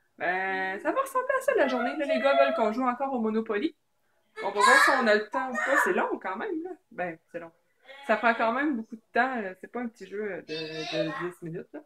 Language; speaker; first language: French; native; French